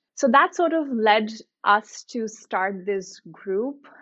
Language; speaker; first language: English; non-native, local second language; Hindi